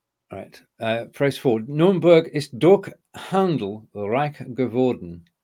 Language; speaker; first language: German; non-native, learner; English